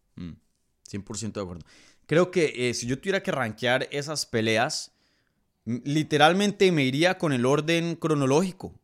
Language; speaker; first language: Spanish; native; Spanish